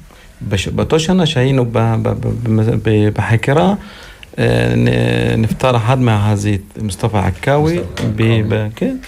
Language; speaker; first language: Hebrew; non-native, local second language; Arabic